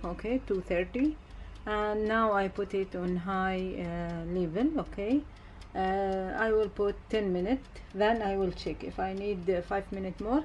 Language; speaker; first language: English; non-native, learner; Arabic